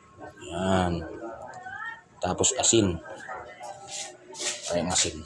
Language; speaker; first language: Filipino; non-native, local second language; Pampanga